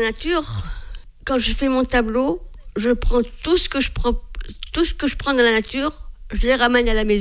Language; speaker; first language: French; native; French